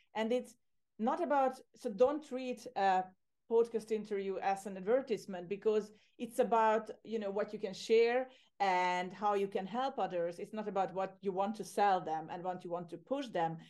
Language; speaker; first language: English; non-native, fluent; Hungarian